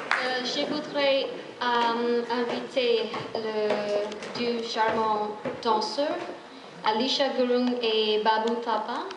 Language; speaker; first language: French; non-native, fluent; Nepali